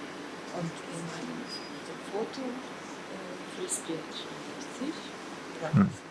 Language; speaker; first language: German; non-native, fluent; Polish